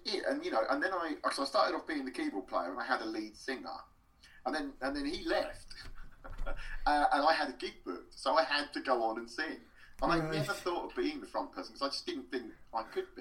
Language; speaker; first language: English; native; English